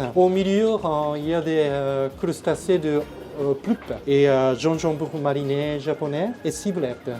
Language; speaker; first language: French; non-native, learner; Japanese